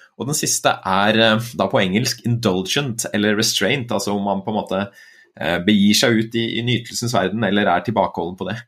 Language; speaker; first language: Norwegian; native; Norwegian